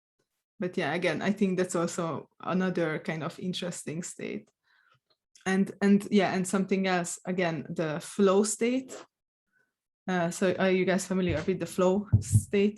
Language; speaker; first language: English; non-native, learner; Japanese